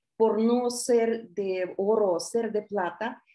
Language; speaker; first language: Spanish; non-native, fluent; Russian